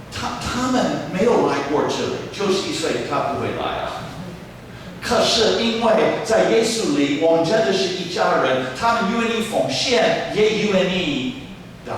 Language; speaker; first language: Chinese; non-native, fluent; English